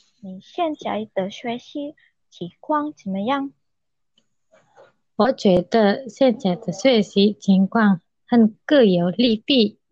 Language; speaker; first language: Chinese; non-native, learner; Indonesian